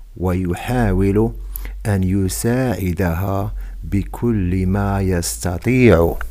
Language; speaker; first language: Arabic; non-native, fluent; Indonesian